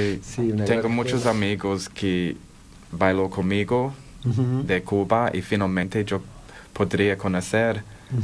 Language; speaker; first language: Spanish; non-native, fluent; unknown